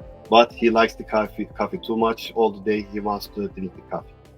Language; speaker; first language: English; non-native, learner; Turkish